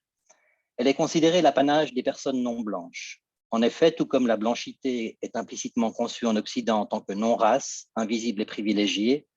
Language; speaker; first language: French; native; French